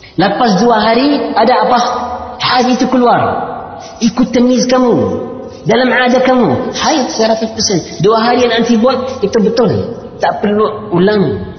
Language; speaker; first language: Indonesian; non-native, learner; Arabic